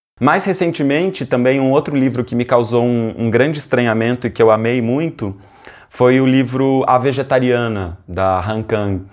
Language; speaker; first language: Portuguese; native; Portuguese